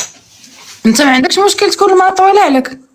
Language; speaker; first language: Arabic; native; Arabic